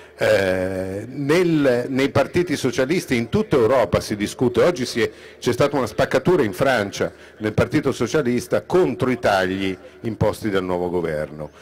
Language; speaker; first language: Italian; native; Italian